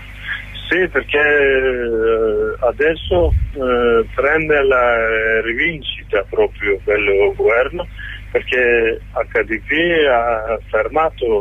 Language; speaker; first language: Italian; non-native, learner; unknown